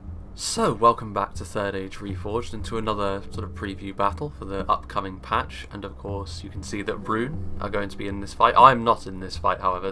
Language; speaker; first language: English; native; English